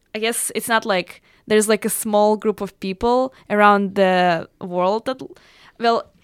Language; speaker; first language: English; non-native, fluent; Russian